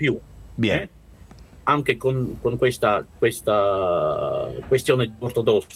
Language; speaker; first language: Italian; non-native, learner; Russian